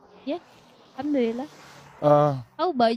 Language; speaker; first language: English; non-native, learner; Indonesian